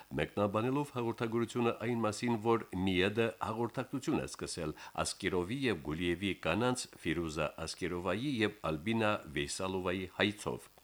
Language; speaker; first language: Armenian; native; Armenian